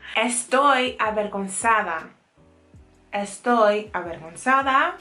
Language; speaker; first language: Spanish; non-native, fluent; English